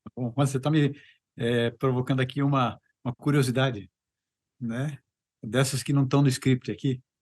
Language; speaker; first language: Portuguese; native; Portuguese